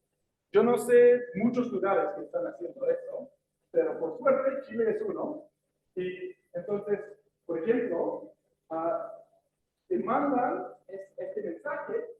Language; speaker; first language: Spanish; non-native, fluent; English